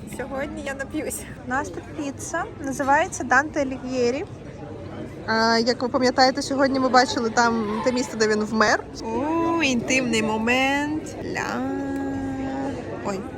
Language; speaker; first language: Ukrainian; non-native, local second language; Russian